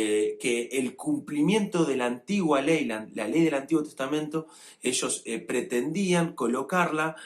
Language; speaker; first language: Spanish; native; Spanish